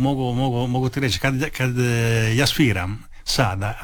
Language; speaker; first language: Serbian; early bilingual, heritage; Italian